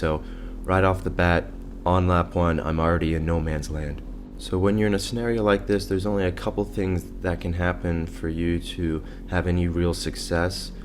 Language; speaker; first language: English; native; English